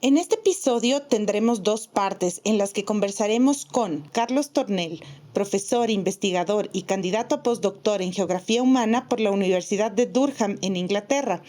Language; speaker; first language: Spanish; native; Spanish